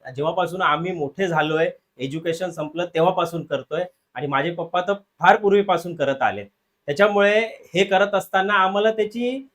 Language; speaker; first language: Marathi; non-native, local second language; Hindi